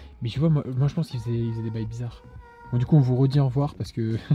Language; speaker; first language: French; native; French